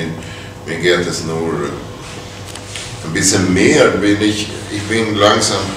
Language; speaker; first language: German; non-native, fluent; Swedish